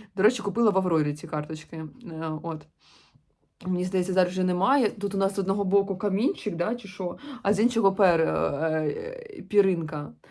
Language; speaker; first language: Ukrainian; non-native, local second language; Russian